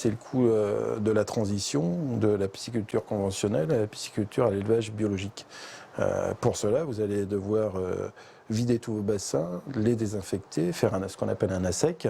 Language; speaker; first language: French; native; French